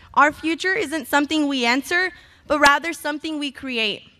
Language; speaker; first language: English; early bilingual, other home language; Spanish